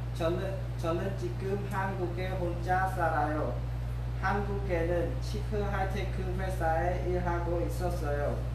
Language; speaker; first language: Korean; non-native, learner; Khmer